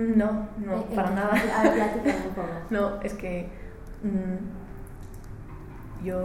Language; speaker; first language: Spanish; non-native, learner; English